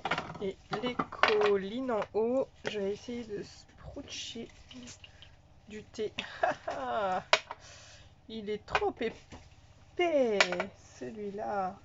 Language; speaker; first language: French; native; French